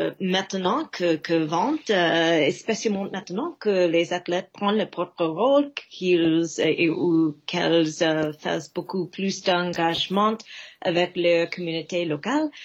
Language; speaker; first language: French; non-native, fluent; English